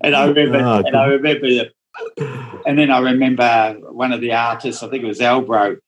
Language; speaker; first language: English; non-native, local second language; Dutch